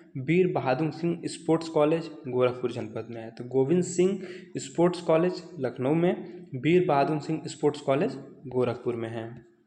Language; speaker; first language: Hindi; native; Hindi